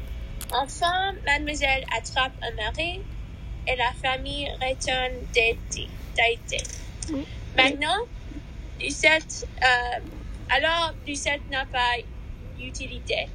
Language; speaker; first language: French; non-native, learner; English